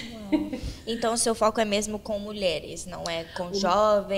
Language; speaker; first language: Portuguese; early bilingual, heritage; Portuguese